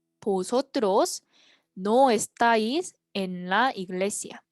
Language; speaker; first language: Spanish; non-native, fluent; Korean